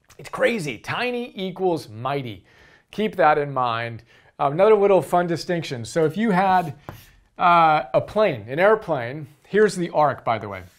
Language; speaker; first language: English; native; English